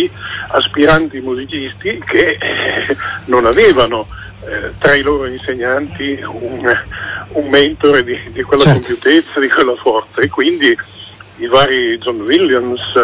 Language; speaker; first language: Italian; native; Italian